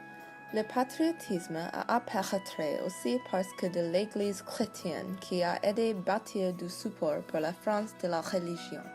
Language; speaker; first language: French; non-native, learner; English